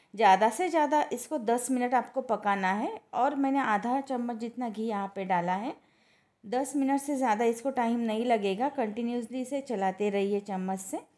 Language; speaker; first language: Hindi; non-native, local second language; Marathi